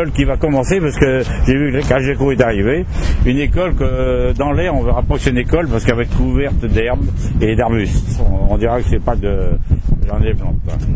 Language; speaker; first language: French; native; French